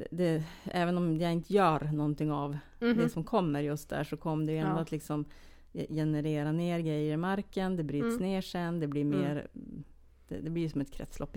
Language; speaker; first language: Swedish; native; Swedish